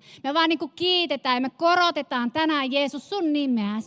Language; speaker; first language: Finnish; native; Finnish